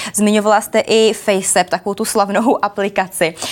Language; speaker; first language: Czech; native; Czech